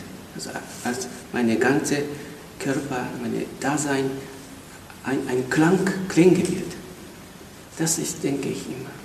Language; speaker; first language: German; non-native, fluent; Japanese